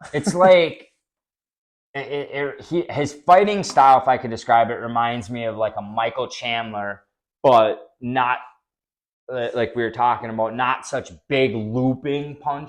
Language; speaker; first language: English; native; English